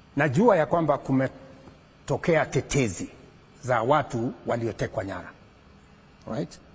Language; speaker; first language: Swahili; non-native, local second language; Kalenjin